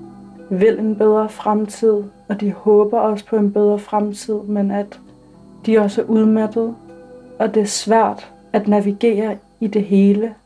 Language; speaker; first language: Danish; early bilingual, other home language; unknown